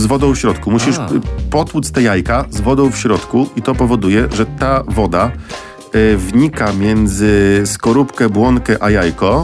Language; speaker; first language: Polish; native; Polish